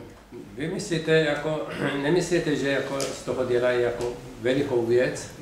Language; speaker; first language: Czech; non-native, fluent; Persian